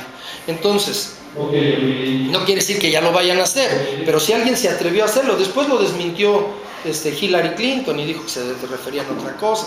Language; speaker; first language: Spanish; native; Spanish